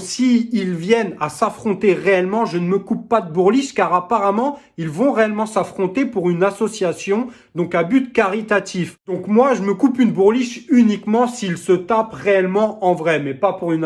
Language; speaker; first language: French; native; French